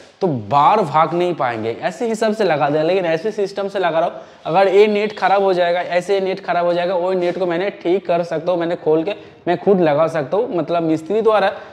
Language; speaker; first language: Hindi; non-native, local second language; Bangla